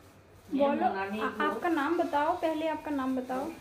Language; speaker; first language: Hindi; non-native, local second language; Bangla